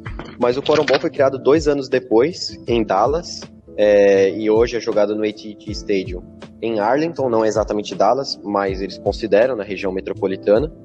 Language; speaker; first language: Portuguese; native; Portuguese